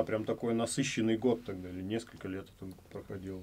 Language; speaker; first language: Russian; native; Russian